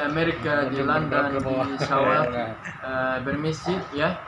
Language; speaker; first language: Indonesian; non-native, learner; Arabic